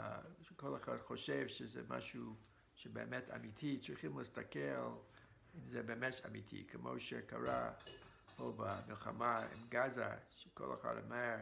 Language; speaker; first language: Hebrew; non-native, fluent; English